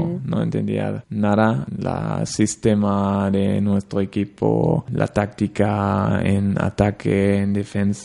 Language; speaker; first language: Spanish; non-native, learner; German